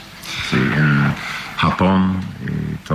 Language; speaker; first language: Spanish; non-native, learner; English